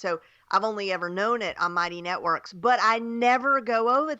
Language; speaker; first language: English; native; English